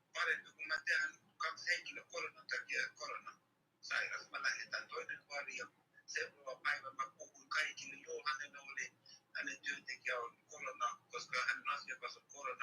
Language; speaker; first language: Finnish; non-native, learner; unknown